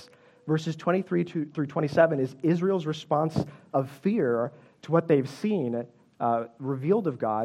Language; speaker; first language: English; native; English